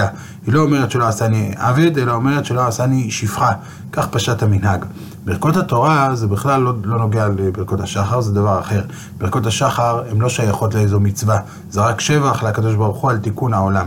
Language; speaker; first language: Hebrew; native; Hebrew